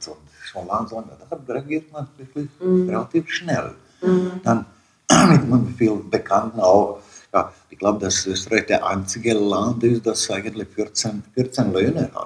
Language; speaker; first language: German; non-native, fluent; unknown